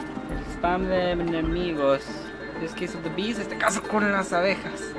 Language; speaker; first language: Spanish; non-native, fluent; English